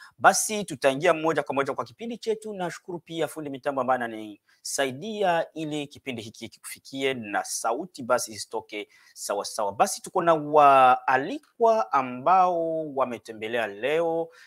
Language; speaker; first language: Swahili; native; Swahili